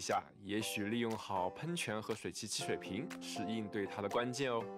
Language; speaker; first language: Chinese; native; Chinese